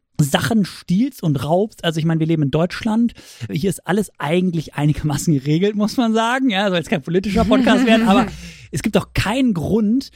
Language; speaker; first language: German; native; German